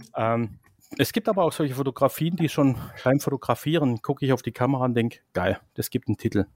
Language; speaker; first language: German; native; German